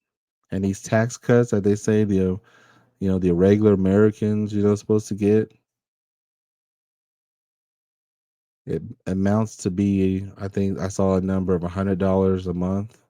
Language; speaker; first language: English; native; English